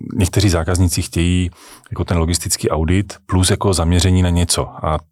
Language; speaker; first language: Czech; native; Czech